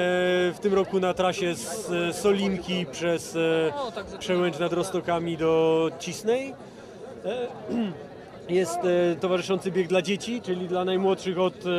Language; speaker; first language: Polish; native; Polish